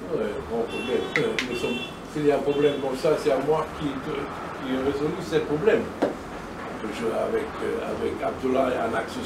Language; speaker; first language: French; non-native, learner; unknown